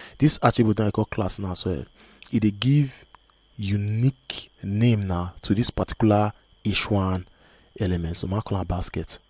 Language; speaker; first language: Nigerian Pidgin; native; Nigerian Pidgin